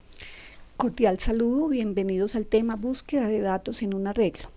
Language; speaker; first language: Spanish; native; Spanish